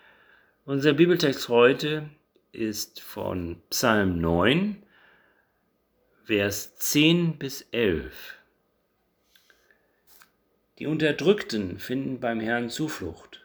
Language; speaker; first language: German; native; German